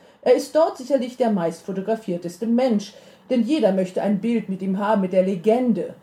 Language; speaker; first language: German; native; German